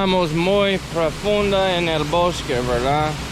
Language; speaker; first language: Spanish; non-native, learner; English